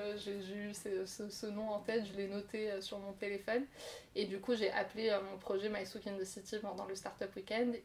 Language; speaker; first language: French; non-native, local second language; Arabic